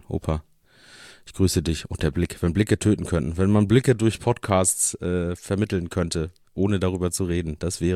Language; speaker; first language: German; native; German